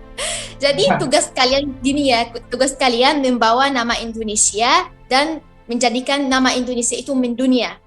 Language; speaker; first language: Indonesian; non-native, fluent; Arabic